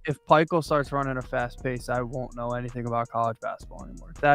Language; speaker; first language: English; native; English